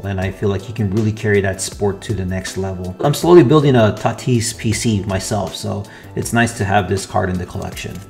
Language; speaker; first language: English; native; English